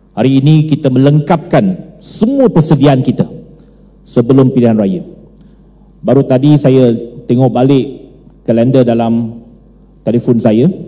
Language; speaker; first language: Malay; non-native, local second language; Chinese